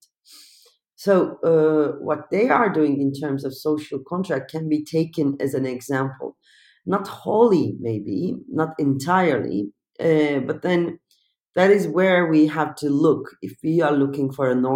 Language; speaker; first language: English; non-native, fluent; Turkish